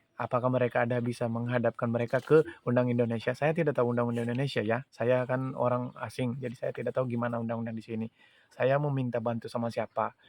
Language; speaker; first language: Indonesian; non-native, fluent; Urdu